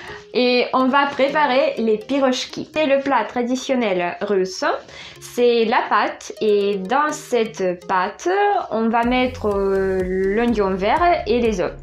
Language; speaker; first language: French; non-native, fluent; Russian